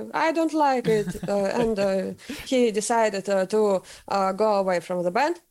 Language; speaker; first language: English; non-native, learner; Russian